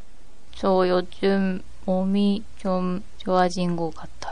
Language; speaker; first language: Korean; non-native, learner; Japanese